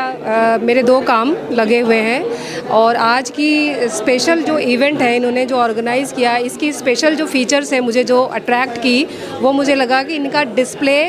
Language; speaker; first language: Hindi; native; Hindi